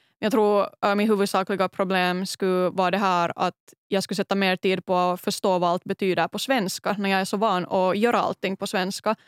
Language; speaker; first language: Swedish; native; Swedish